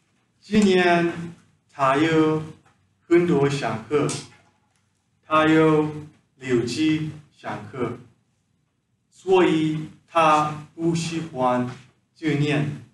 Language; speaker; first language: Chinese; non-native, learner; Korean